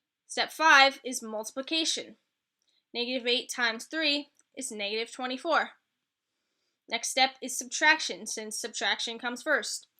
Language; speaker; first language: English; native; English